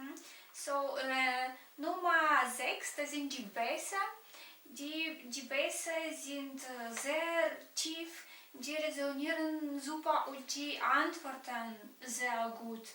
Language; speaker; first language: German; non-native, fluent; Romanian